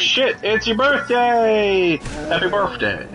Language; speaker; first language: English; native; English